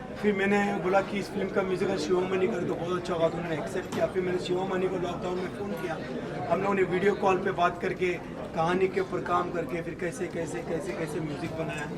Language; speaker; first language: Hindi; native; Hindi